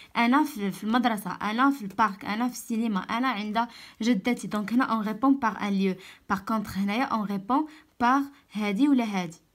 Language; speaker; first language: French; non-native, local second language; Arabic